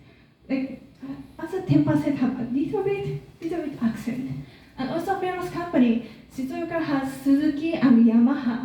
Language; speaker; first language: English; non-native, learner; Japanese